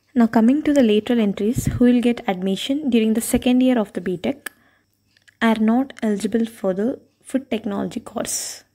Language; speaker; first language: English; non-native, local second language; Telugu